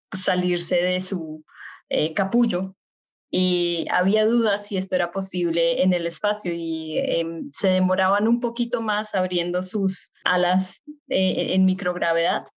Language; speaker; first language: Spanish; native; Spanish